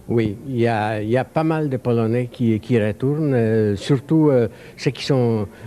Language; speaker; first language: French; non-native, fluent; Polish